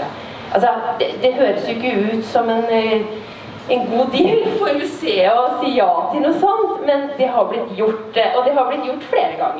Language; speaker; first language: Norwegian; native; Norwegian